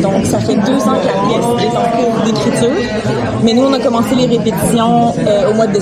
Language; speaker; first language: French; native; French